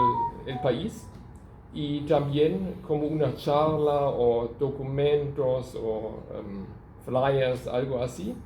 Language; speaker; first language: Spanish; non-native, fluent; German